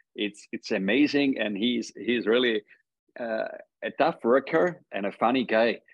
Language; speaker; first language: English; non-native, fluent; German